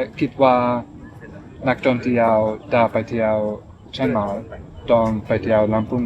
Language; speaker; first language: Thai; non-native, learner; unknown